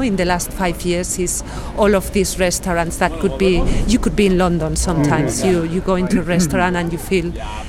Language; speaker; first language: English; non-native, fluent; Spanish